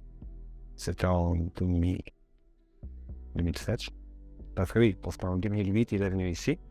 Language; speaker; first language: French; non-native, learner; Polish